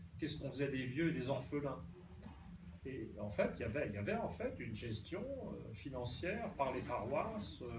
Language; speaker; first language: French; native; French